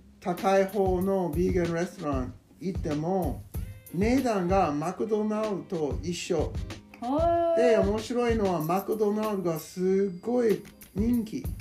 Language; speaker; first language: Japanese; non-native, learner; English